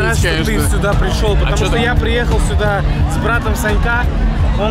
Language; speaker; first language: Russian; native; Russian